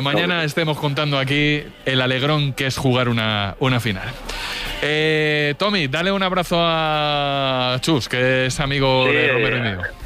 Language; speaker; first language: Spanish; native; Spanish